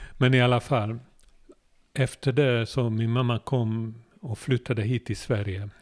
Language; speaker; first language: Swedish; non-native, fluent; Hungarian